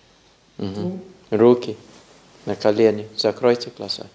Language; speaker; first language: Russian; non-native, fluent; Thai